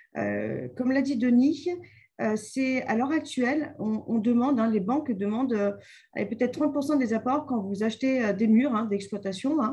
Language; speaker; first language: French; native; French